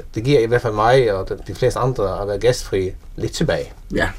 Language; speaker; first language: Danish; non-native, local second language; Faroese